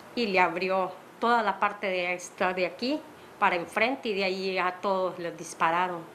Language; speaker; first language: Spanish; native; Spanish